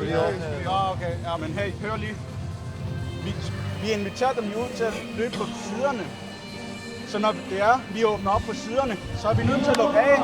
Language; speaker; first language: Danish; native; Danish